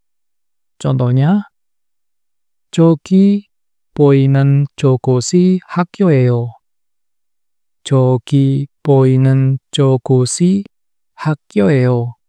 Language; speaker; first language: Korean; non-native, fluent; Indonesian